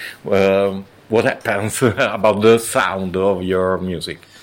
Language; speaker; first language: English; non-native, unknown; Italian